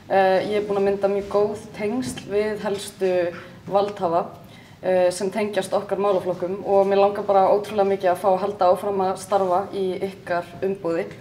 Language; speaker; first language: Icelandic; native; Icelandic